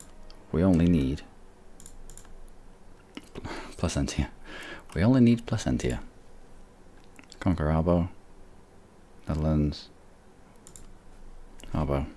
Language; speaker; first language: English; native; English